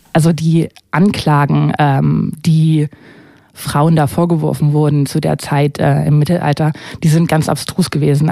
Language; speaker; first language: German; native; German